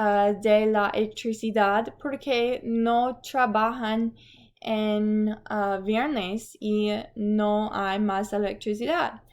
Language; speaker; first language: Spanish; non-native, learner; English